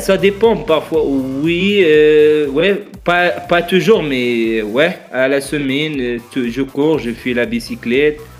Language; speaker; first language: French; non-native, learner; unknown